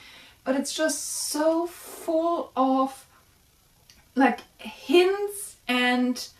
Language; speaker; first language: English; non-native, fluent; German